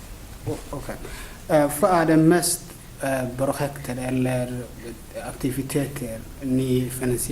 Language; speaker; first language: Swedish; non-native, fluent; Somali